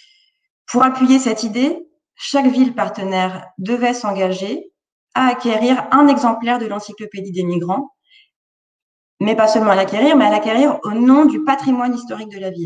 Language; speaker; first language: French; native; French